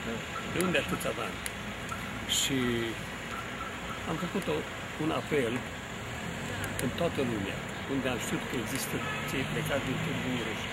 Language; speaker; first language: Romanian; non-native, local second language; Hungarian